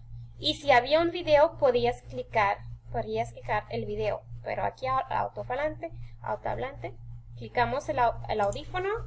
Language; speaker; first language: Spanish; non-native, fluent; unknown